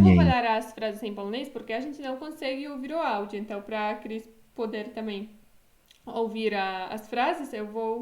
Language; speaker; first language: Portuguese; non-native, fluent; Polish